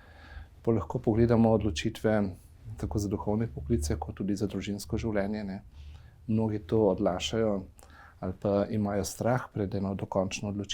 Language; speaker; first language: Slovenian; native; Slovenian